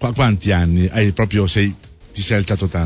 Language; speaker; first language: Italian; native; Italian